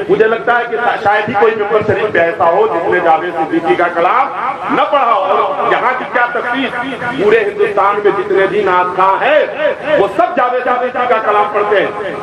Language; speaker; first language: Urdu; native; Urdu